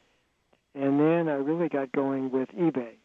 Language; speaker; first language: English; native; English